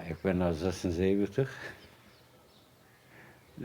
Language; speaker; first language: Dutch; non-native, fluent; Persian